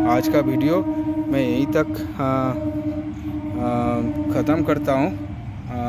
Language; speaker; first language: Hindi; non-native, local second language; Bangla